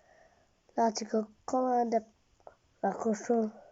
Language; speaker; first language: Hungarian; early bilingual, heritage; Hungarian